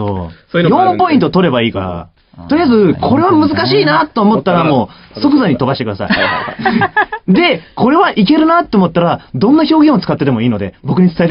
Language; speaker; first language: Japanese; native; Japanese